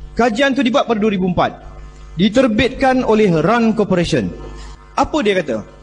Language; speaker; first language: Malay; native; Malay